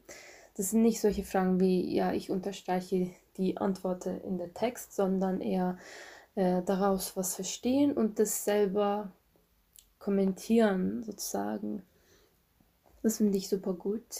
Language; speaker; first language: German; non-native, fluent; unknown